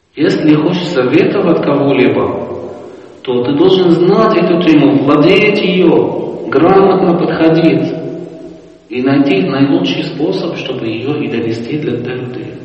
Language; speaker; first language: Russian; non-native, fluent; Arabic